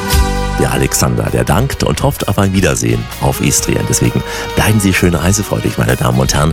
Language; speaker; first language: German; native; German